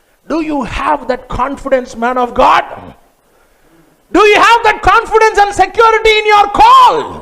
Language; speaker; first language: English; non-native, local second language; Tamil